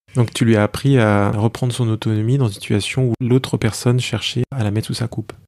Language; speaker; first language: French; native; French